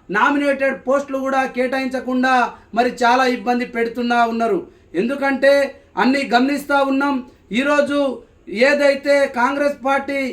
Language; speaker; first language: Telugu; non-native, local second language; Lambadi